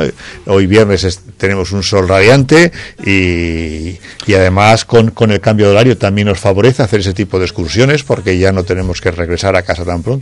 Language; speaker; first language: Spanish; native; Spanish